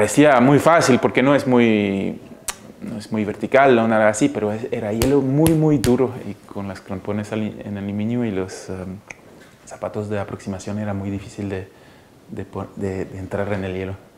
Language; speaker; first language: Spanish; early bilingual, heritage; Spanish